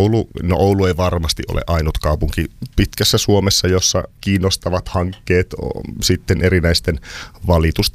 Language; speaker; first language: Finnish; native; Finnish